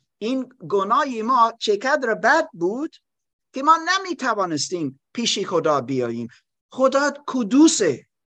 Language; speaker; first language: Persian; non-native, learner; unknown